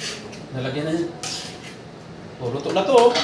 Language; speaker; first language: Filipino; non-native, local second language; Waray